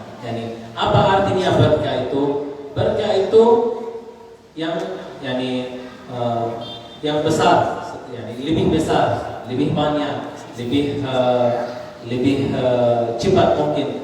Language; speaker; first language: Indonesian; non-native, learner; Arabic